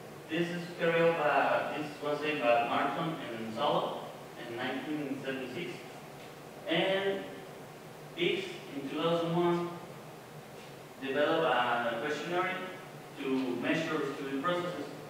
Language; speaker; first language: English; non-native, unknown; Spanish